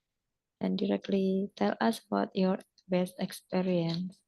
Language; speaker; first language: English; non-native, fluent; Indonesian